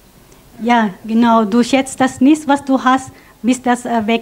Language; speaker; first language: German; non-native, fluent; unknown